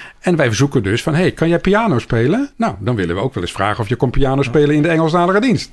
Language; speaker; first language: Dutch; native; Dutch